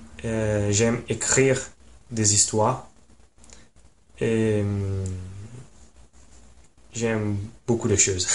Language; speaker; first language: French; non-native, learner; Italian